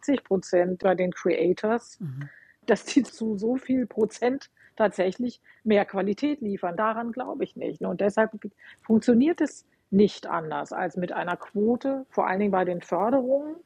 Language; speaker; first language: German; native; German